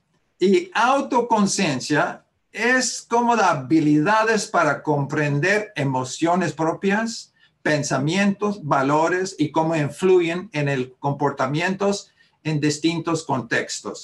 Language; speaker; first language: Spanish; early bilingual, heritage; Spanish